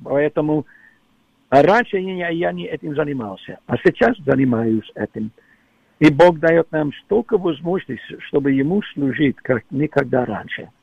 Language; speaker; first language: Russian; non-native, fluent; English